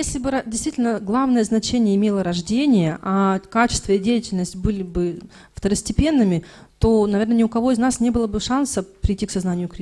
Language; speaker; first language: Russian; native; Russian